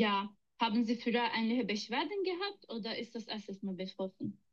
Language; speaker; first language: German; non-native, learner; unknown